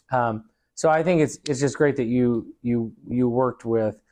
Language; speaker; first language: English; native; English